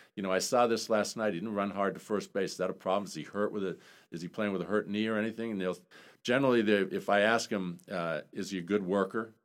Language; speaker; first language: English; native; English